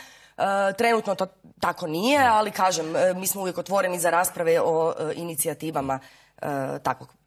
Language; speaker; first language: Croatian; native; Croatian